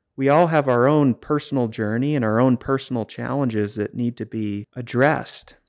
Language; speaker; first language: English; native; English